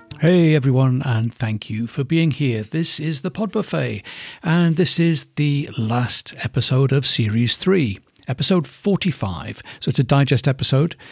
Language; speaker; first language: English; native; English